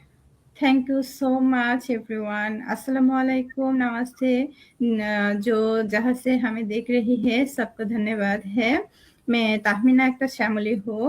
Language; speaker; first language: Hindi; non-native, fluent; Bangla